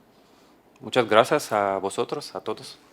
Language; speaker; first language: Spanish; non-native, learner; Russian